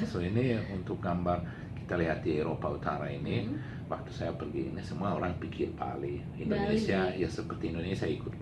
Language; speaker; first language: Indonesian; non-native, learner; Swedish